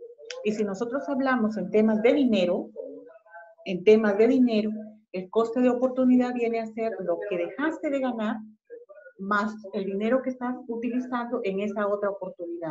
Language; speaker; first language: Spanish; native; Spanish